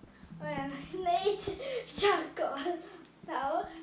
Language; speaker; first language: Welsh; native; Welsh